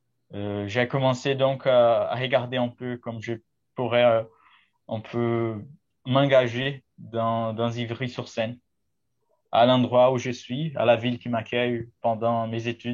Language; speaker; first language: French; non-native, fluent; Portuguese